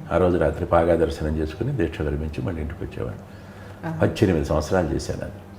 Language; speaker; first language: Telugu; native; Telugu